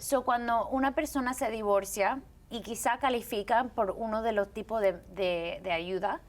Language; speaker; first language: Spanish; early bilingual, heritage; Spanish